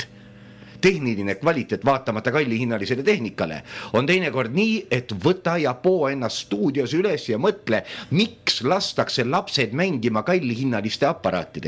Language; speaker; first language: Estonian; native; Estonian